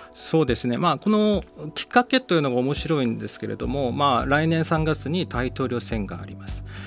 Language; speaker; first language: Japanese; non-native, fluent; Korean